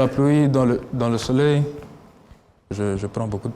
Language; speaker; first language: French; non-native, local second language; Kinyarwanda